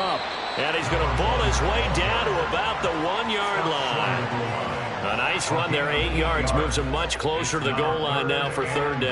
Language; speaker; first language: English; native; English